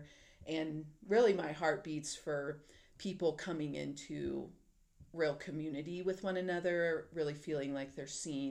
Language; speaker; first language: English; native; English